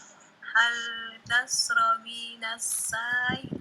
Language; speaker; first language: Arabic; non-native, learner; Indonesian